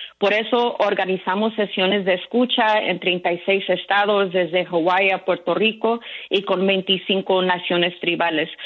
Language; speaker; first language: Spanish; early bilingual, heritage; Spanish